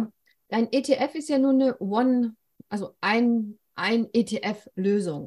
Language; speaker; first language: German; native; German